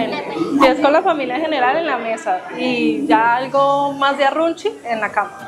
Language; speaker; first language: Spanish; native; Spanish